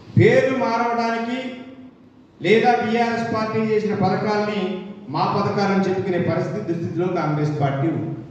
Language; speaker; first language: Telugu; native; Telugu